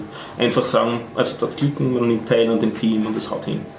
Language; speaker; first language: German; native; German